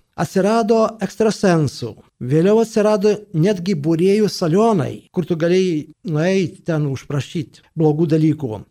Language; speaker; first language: Lithuanian; native; Lithuanian